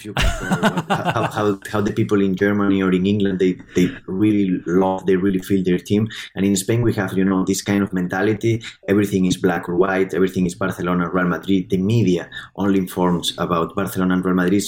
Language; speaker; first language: English; non-native, fluent; Spanish